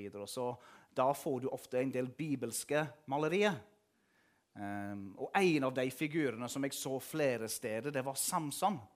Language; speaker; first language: Norwegian; non-native, fluent; English